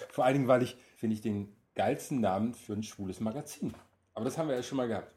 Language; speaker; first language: German; native; German